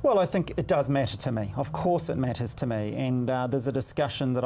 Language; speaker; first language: English; native; English